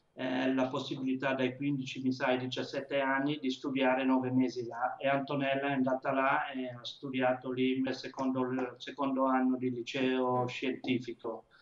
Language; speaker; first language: Italian; native; Italian